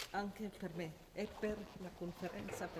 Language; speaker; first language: Italian; non-native, local second language; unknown